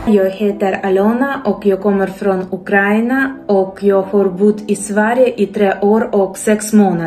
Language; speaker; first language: Swedish; non-native, fluent; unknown